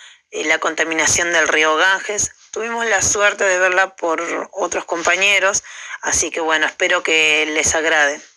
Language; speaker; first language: Spanish; native; Spanish